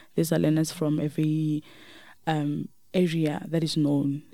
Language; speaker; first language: English; non-native, local second language; Northern Sotho